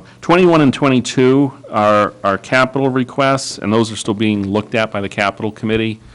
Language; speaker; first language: English; native; English